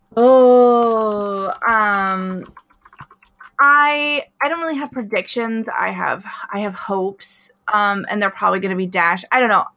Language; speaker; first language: English; native; English